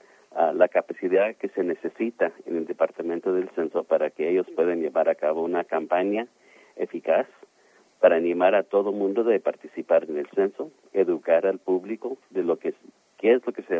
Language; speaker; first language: Spanish; early bilingual, heritage; Spanish